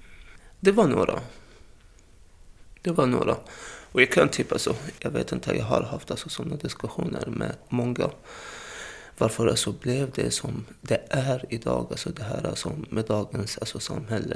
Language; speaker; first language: Swedish; non-native, fluent; Arabic